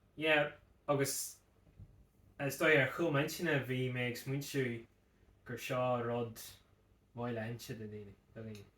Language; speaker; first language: Irish; non-native, local second language; English